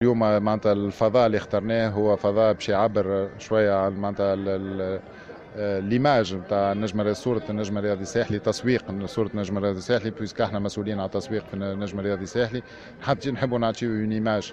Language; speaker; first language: Arabic; native; Arabic